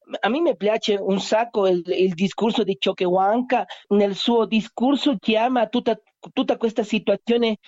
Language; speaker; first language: Italian; non-native, learner; Spanish